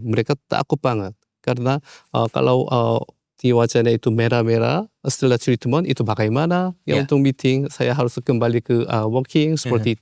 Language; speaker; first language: Indonesian; non-native, learner; Korean